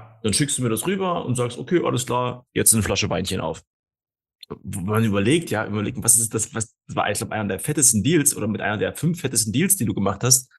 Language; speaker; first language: German; native; German